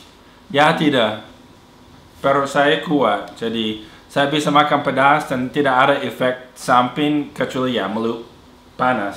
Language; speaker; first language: Indonesian; non-native, fluent; English